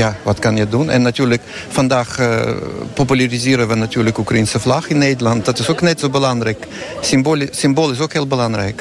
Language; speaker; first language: Dutch; non-native, fluent; Ukrainian